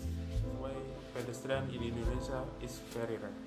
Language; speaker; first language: English; non-native, learner; Indonesian